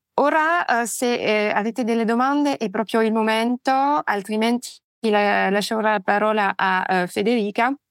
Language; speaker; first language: Italian; non-native, fluent; French